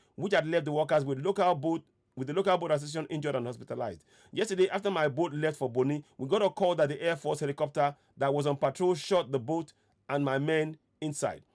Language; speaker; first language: English; non-native, local second language; Yoruba